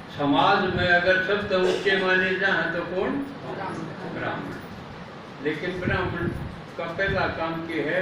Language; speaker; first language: Hindi; native; Hindi